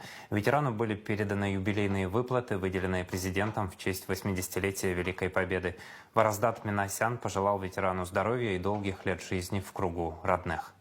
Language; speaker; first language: Russian; native; Russian